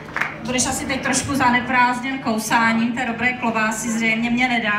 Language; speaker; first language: Czech; native; Czech